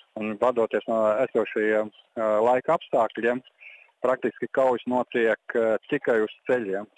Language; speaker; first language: Latvian; native; Latvian